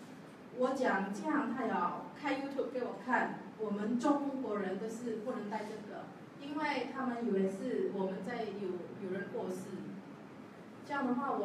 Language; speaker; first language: Chinese; non-native, learner; Javanese